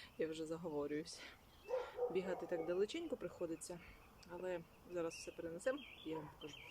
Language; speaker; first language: Ukrainian; non-native, local second language; Russian